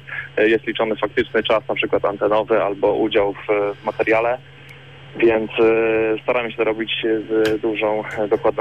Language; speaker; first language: Polish; native; Polish